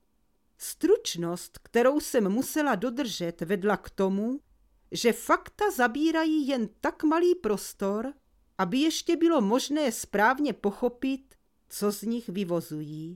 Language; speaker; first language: Czech; native; Czech